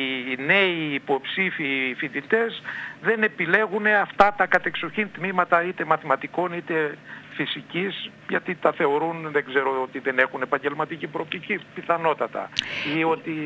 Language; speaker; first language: Greek; native; Greek